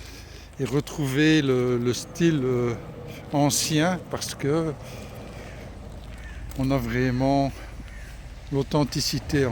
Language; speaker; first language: French; native; French